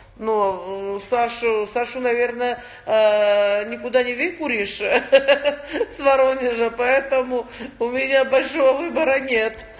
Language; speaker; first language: Russian; non-native, local second language; Georgian